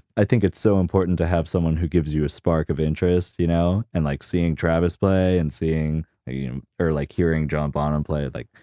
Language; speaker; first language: English; native; English